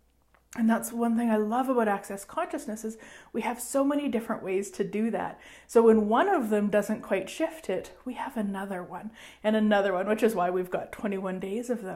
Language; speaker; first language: English; native; English